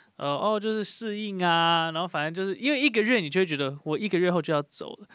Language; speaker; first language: Chinese; native; Chinese